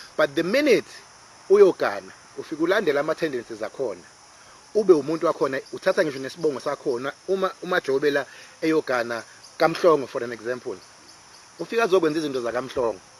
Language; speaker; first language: Zulu; native; Zulu